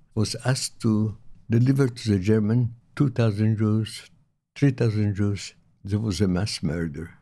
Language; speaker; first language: English; non-native, fluent; Lithuanian